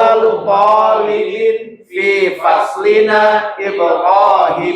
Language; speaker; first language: Arabic; non-native, learner; Indonesian